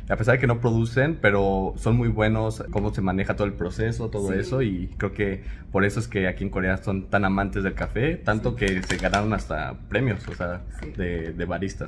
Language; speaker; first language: Spanish; native; Spanish